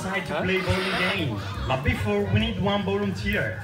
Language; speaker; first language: English; non-native, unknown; Spanish